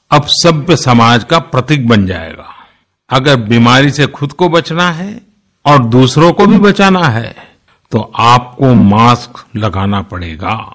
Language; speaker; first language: Hindi; non-native, local second language; Gujarati